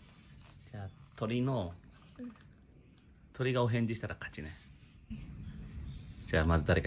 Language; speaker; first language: Japanese; native; Japanese